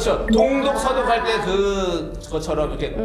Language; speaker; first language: Korean; native; Korean